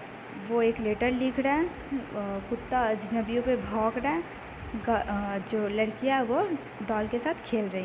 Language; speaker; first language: Hindi; native; Hindi